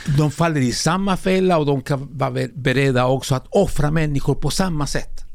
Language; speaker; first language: Swedish; non-native, fluent; Spanish